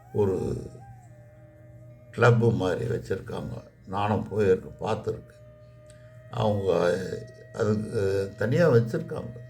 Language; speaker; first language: Tamil; native; Tamil